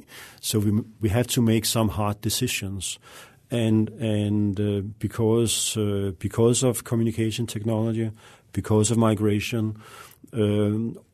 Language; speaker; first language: English; non-native, fluent; Danish